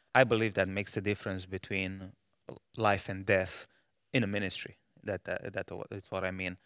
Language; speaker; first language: English; non-native, fluent; Romanian